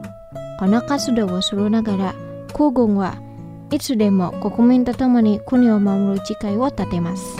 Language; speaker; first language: Japanese; non-native, fluent; Indonesian